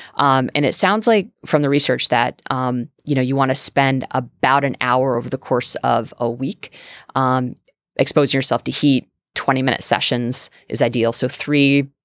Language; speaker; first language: English; native; English